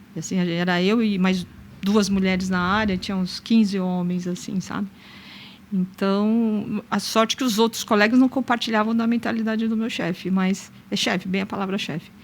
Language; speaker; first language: Portuguese; native; Portuguese